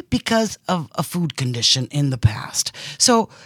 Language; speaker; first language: English; early bilingual, other home language; Italian